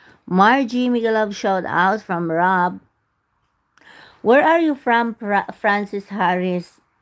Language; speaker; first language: English; non-native, local second language; Cebuano